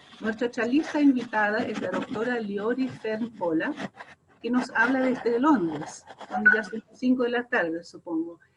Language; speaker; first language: Spanish; non-native, fluent; German